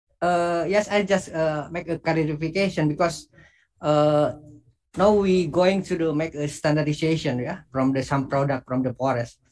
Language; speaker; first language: English; non-native, learner; Indonesian